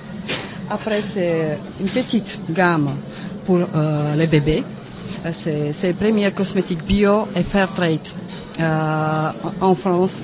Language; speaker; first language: French; non-native, learner; Czech